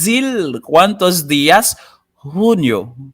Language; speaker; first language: Spanish; non-native, fluent; Haitian Creole